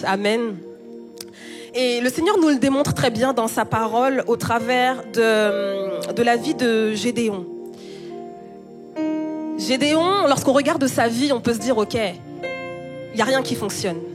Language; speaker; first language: French; native; French